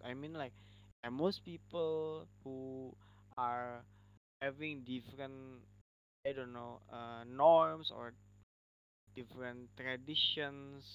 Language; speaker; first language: English; non-native, learner; Indonesian